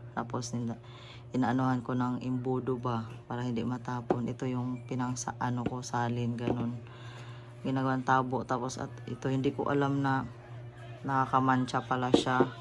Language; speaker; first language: Filipino; non-native, local second language; Cebuano